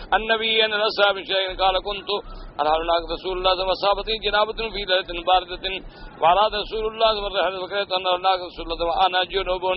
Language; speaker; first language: Urdu; native; Urdu